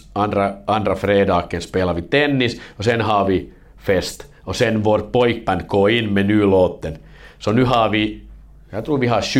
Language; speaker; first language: Swedish; non-native, learner; Finnish